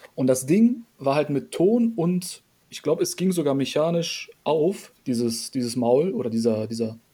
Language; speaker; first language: German; early bilingual, other home language; Polish